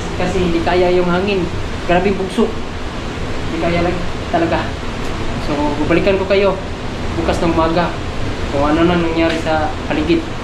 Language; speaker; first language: Filipino; non-native, local second language; Cebuano